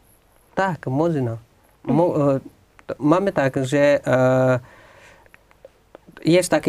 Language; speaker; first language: Polish; non-native, fluent; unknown